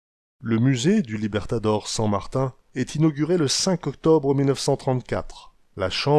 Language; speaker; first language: French; native; French